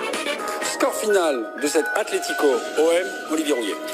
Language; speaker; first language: French; native; French